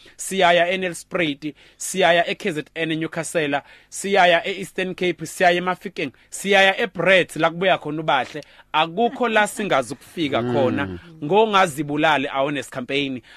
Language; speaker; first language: Zulu; native; Zulu